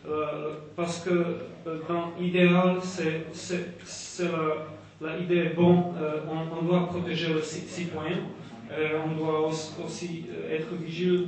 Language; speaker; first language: French; non-native, learner; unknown